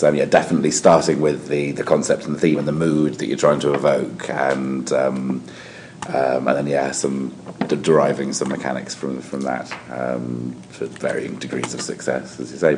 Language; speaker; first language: English; native; English